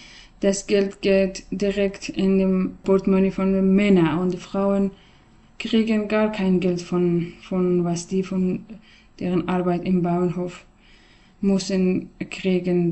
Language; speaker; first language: German; non-native, learner; Persian